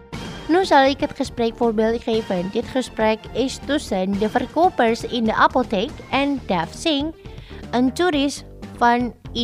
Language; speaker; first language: Dutch; non-native, fluent; Indonesian